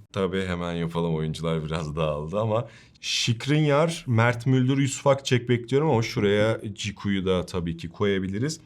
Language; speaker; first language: Turkish; native; Turkish